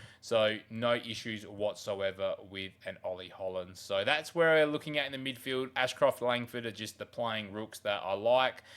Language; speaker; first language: English; native; English